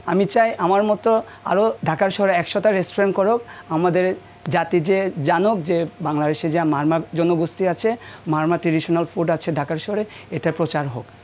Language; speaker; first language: Bangla; non-native, local second language; Marma